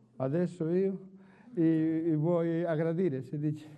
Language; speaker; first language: Italian; non-native, learner; Spanish